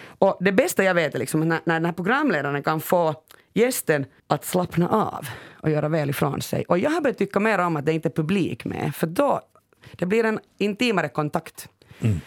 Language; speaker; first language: Swedish; native; Swedish